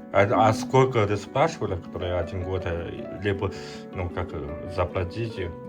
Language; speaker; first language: Russian; non-native, learner; Chinese